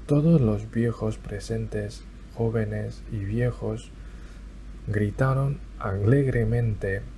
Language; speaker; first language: Spanish; non-native, fluent; Chinese